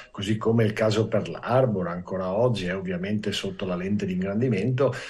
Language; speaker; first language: Italian; native; Italian